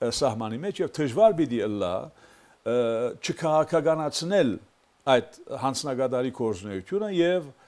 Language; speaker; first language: Armenian; early bilingual, heritage; Armenian